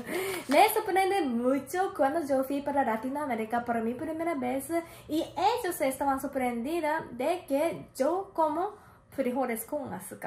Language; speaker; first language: Spanish; non-native, learner; Japanese